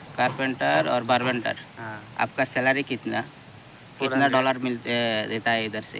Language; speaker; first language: Hindi; non-native, learner; Bangla